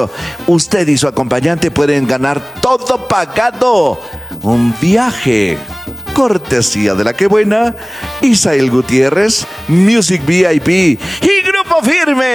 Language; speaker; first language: Spanish; native; Spanish